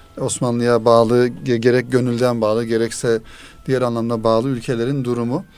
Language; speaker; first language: Turkish; native; Turkish